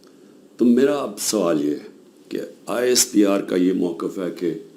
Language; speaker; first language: Urdu; native; Urdu